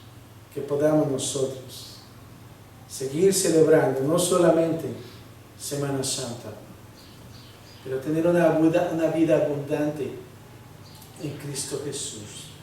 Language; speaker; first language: Spanish; early bilingual, heritage; Spanish